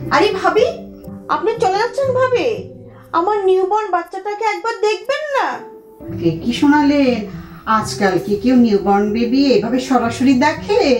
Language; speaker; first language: Bangla; non-native, fluent; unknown